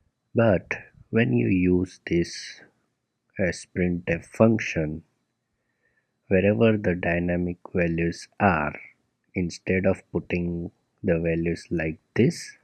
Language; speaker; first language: English; non-native, local second language; Gujarati